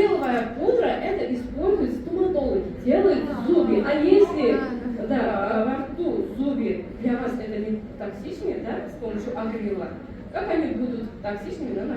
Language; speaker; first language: Russian; non-native, fluent; Armenian